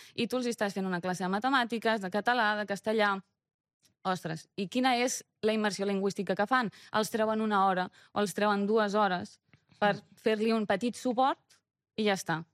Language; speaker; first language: Catalan; early bilingual, other home language; Romanian